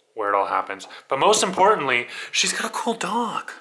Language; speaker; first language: English; native; English